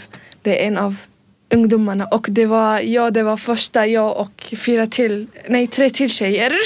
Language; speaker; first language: Swedish; early bilingual, other home language; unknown